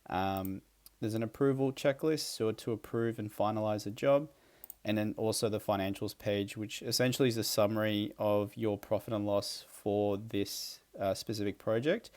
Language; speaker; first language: English; native; English